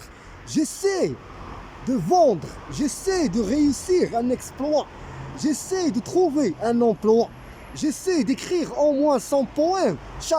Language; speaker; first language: French; non-native, local second language; Arabic